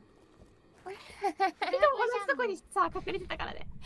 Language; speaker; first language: Japanese; native; Japanese